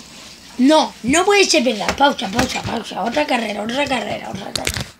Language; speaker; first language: Spanish; native; Spanish